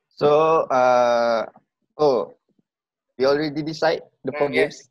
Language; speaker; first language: English; non-native, local second language; Malay